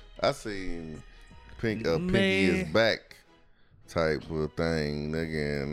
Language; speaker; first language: English; native; English